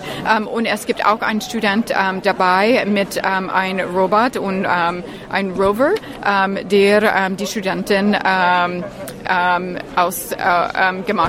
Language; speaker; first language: German; non-native, learner; English